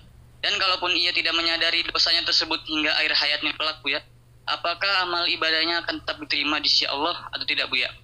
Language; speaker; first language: Indonesian; native; Indonesian